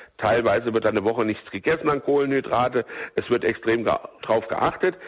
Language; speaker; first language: German; native; German